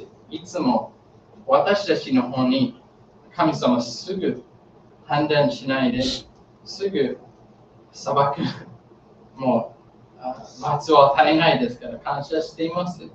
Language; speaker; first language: Japanese; non-native, learner; English